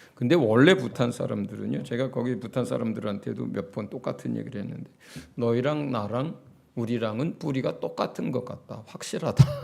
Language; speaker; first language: Korean; native; Korean